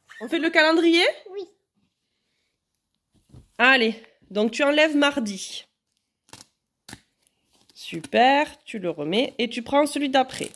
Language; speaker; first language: French; native; French